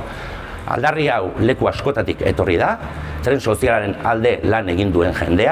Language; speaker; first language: Basque; native; Basque